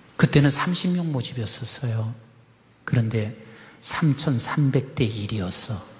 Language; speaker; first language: Korean; native; Korean